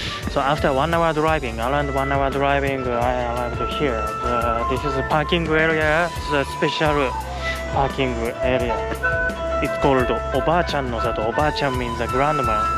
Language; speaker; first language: English; non-native, learner; Japanese